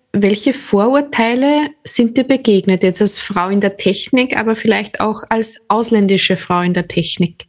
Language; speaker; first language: German; native; German